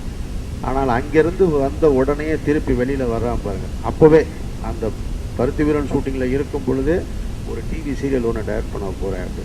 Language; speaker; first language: Tamil; native; Tamil